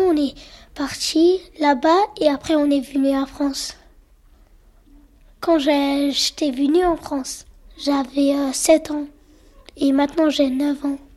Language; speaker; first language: French; early bilingual, other home language; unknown